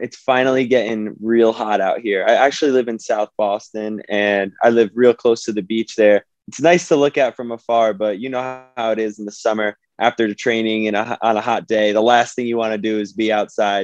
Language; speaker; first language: English; native; English